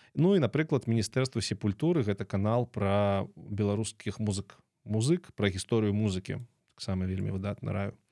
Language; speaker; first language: Belarusian; native; Belarusian